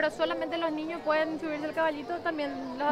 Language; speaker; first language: Spanish; native; Spanish